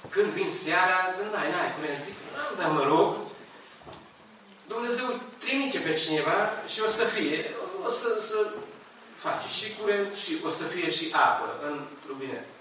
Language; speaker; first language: Romanian; non-native, learner; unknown